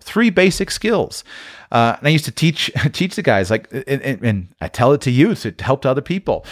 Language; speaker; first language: English; native; English